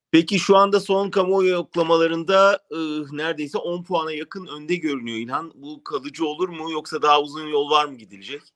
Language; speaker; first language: Turkish; native; Turkish